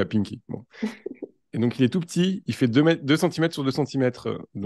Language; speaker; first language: French; native; French